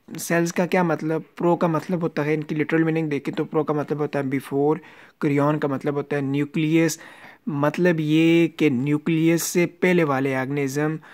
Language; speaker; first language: Urdu; non-native, local second language; Punjabi